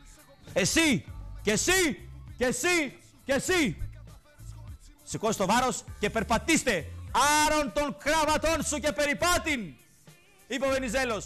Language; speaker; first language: Greek; native; Greek